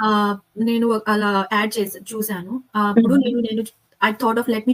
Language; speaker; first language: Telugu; non-native, local second language; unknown